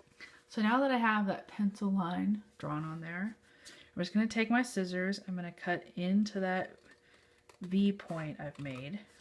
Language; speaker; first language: English; native; English